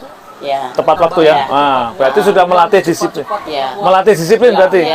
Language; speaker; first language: Indonesian; native; Indonesian